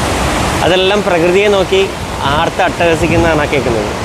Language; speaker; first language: Malayalam; native; Malayalam